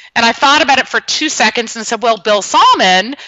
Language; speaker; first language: English; native; English